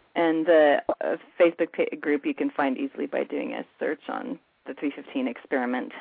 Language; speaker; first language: English; native; English